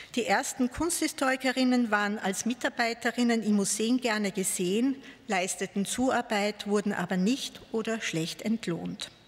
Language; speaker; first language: German; native; German